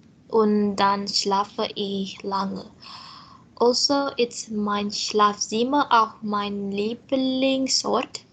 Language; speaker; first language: German; non-native, learner; Indonesian